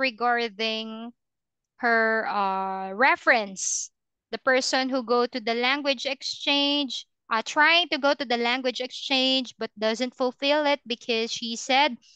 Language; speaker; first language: English; non-native, fluent; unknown